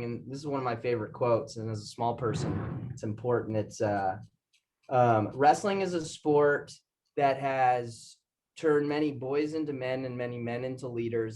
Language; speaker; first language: English; native; English